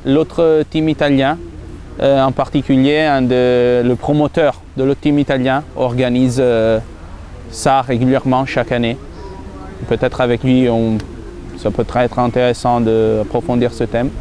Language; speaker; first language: French; non-native, fluent; Italian